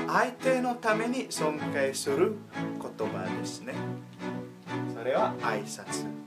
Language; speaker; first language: Japanese; non-native, learner; Indonesian